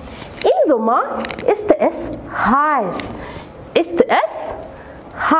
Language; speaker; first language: German; non-native, fluent; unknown